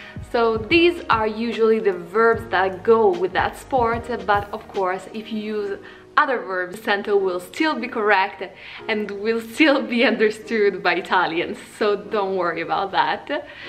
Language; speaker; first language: English; non-native, fluent; Italian